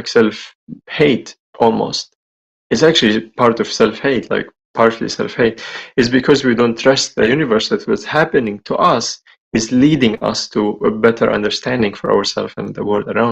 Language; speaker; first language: English; non-native, fluent; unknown